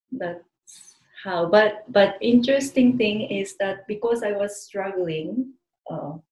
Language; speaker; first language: English; non-native, fluent; Japanese